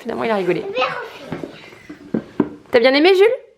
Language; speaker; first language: French; native; French